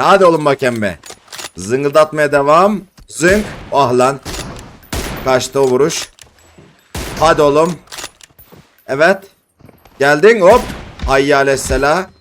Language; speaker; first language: Turkish; native; Turkish